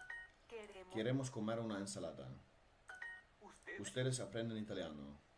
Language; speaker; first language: Spanish; non-native, learner; Dutch